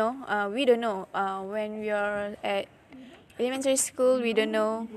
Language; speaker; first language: English; non-native, learner; Malay